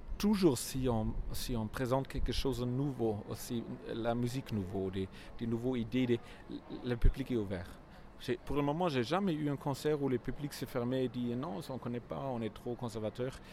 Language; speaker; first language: French; non-native, fluent; German